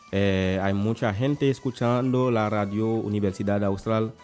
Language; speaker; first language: Spanish; non-native, learner; Haitian Creole